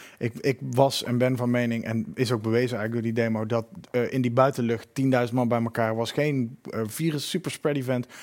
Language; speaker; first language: Dutch; native; Dutch